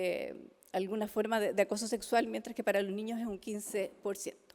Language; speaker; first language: Spanish; native; Spanish